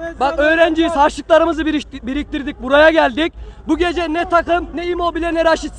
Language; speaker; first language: Turkish; native; Turkish